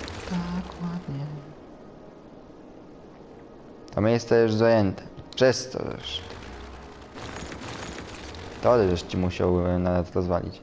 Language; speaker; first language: Polish; native; Polish